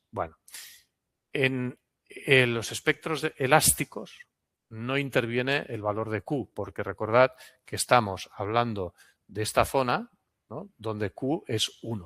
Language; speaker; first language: Spanish; non-native, local second language; Catalan